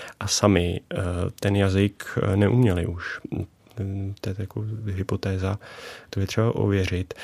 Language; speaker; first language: Czech; native; Czech